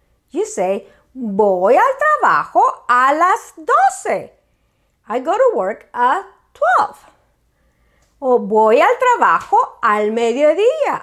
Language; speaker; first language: Spanish; native; Spanish